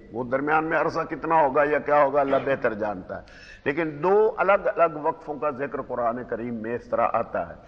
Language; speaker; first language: Urdu; non-native, local second language; Punjabi